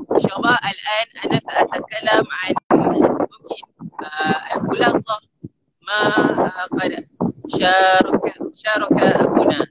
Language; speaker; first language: Arabic; non-native, learner; Malay